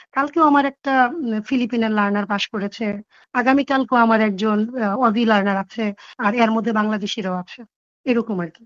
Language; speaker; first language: Bangla; native; Bangla